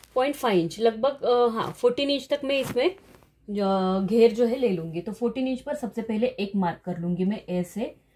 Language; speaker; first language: Hindi; non-native, local second language; Marathi